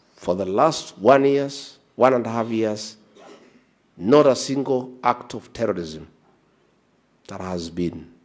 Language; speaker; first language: English; non-native, local second language; Kikuyu